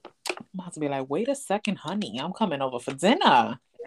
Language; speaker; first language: English; early bilingual, other home language; Spanish